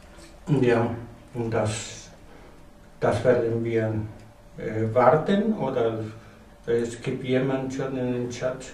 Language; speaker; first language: German; non-native, learner; Spanish